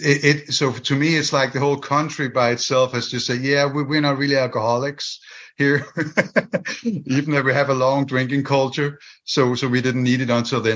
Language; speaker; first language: English; non-native, fluent; Danish